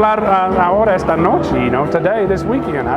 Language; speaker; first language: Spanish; early bilingual, heritage; Spanish